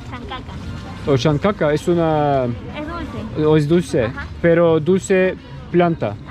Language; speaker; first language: Spanish; non-native, learner; Turkish